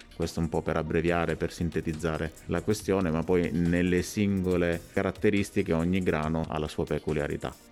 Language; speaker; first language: Italian; native; Italian